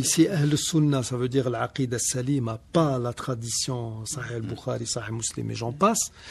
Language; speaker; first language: French; non-native, local second language; Arabic